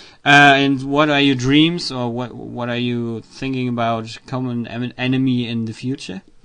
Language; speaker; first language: English; non-native, learner; German